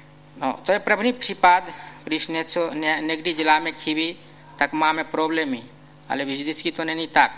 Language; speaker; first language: Czech; non-native, fluent; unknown